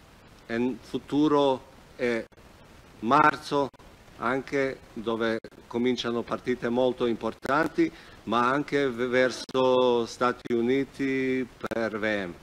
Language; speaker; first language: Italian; non-native, fluent; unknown